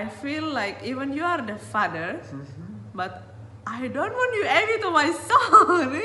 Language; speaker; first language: English; non-native, learner; Indonesian